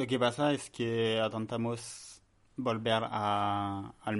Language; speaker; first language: Spanish; non-native, learner; French